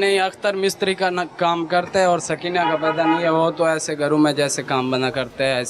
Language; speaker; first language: Hindi; non-native, local second language; Saraiki